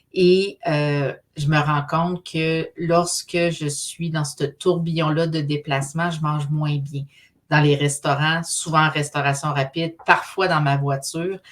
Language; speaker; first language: French; native; French